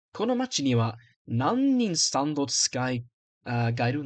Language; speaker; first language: Japanese; non-native, learner; English